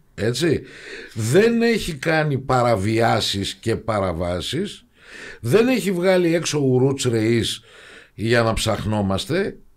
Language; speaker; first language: Greek; native; Greek